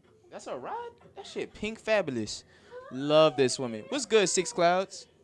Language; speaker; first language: English; native; English